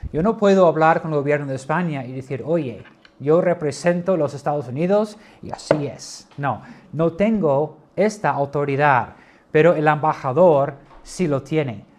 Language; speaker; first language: Spanish; non-native, fluent; English